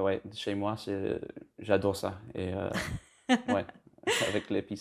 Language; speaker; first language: French; non-native, learner; English